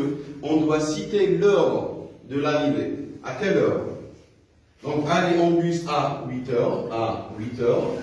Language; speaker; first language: French; non-native, local second language; Arabic